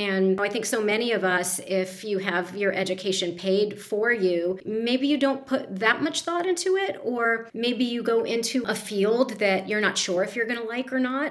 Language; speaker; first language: English; native; English